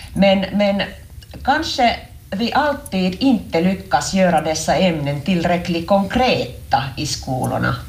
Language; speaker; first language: Swedish; non-native, local second language; Finnish